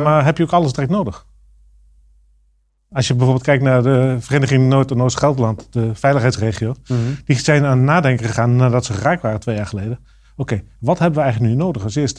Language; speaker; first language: Dutch; native; Dutch